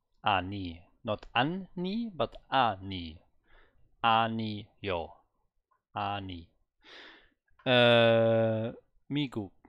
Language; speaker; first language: Korean; non-native, learner; German